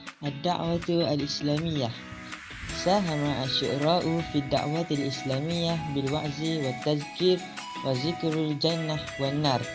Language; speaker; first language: Arabic; non-native, learner; Malay